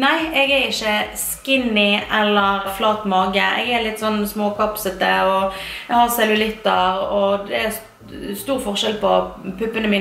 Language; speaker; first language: Norwegian; native; Norwegian